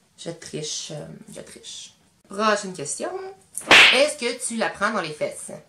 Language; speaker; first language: French; native; French